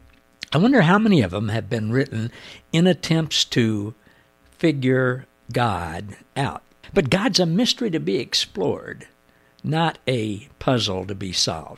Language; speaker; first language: English; native; English